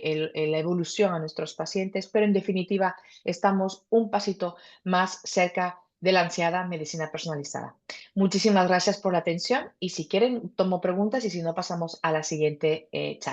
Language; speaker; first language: Spanish; native; Spanish